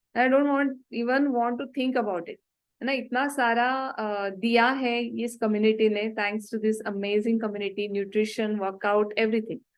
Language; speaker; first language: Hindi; non-native, local second language; Marathi